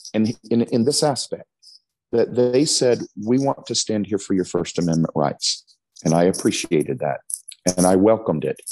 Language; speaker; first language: English; native; English